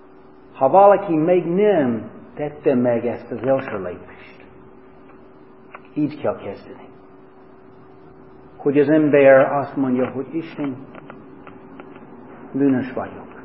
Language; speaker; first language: Hungarian; non-native, fluent; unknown